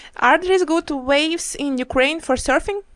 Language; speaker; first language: English; non-native, learner; Ukrainian